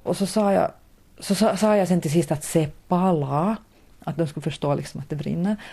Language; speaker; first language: Swedish; native; Swedish